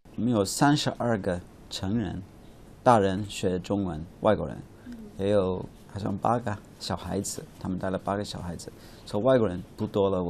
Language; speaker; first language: Chinese; non-native, fluent; English